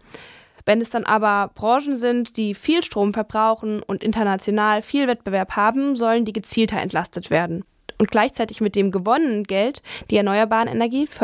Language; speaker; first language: German; native; German